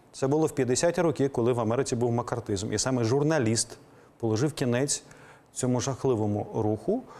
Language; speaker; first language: Ukrainian; native; Ukrainian